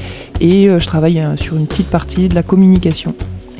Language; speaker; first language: French; native; French